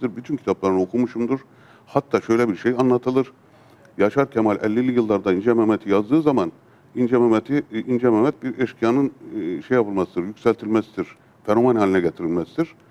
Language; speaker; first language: Turkish; native; Turkish